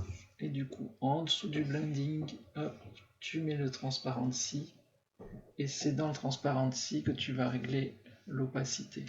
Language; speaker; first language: French; native; French